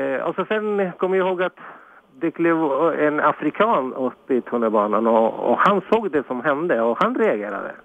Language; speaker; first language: Swedish; non-native, fluent; Spanish